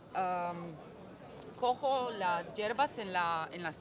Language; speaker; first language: Spanish; non-native, fluent; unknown